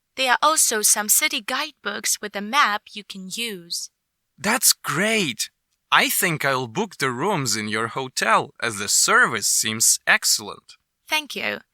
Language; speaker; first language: English; non-native, fluent; Ukrainian